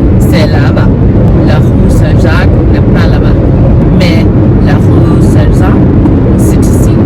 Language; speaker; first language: French; non-native, learner; English